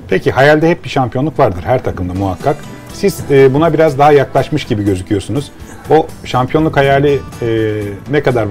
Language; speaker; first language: Turkish; native; Turkish